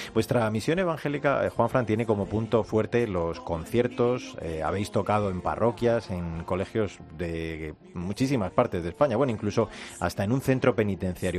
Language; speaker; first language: Spanish; native; Spanish